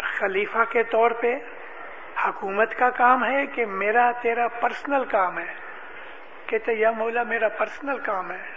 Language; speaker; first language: Urdu; non-native, local second language; Gujarati